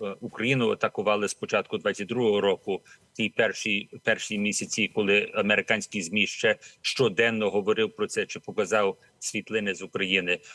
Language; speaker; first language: Ukrainian; early bilingual, heritage; Ukrainian